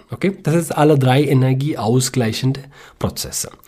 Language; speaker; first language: German; non-native, learner; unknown